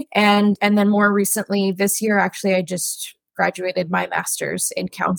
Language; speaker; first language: English; native; English